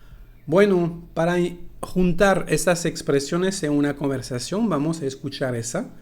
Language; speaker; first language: Spanish; non-native, fluent; French